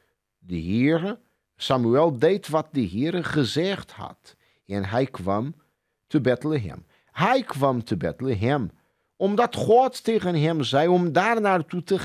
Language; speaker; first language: Dutch; non-native, fluent; Portuguese